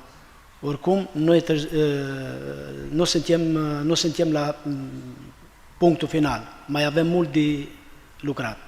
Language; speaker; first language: Romanian; non-native, fluent; Albanian